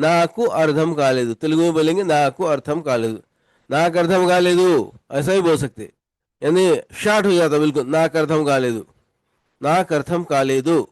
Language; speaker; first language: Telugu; non-native, local second language; Urdu